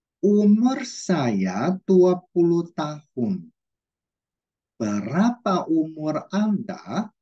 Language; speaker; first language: Indonesian; non-native, fluent; Chinese